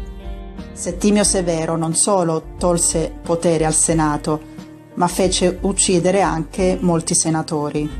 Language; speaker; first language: Italian; native; Italian